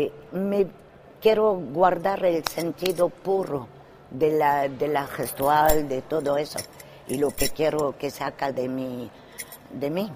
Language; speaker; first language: Spanish; non-native, fluent; French